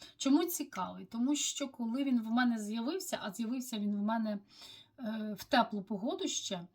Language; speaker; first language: Ukrainian; non-native, local second language; Russian